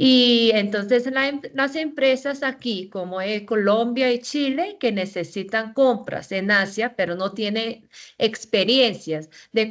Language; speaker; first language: Spanish; non-native, fluent; Korean